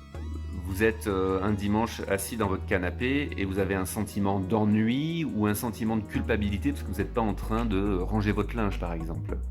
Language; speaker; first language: French; native; French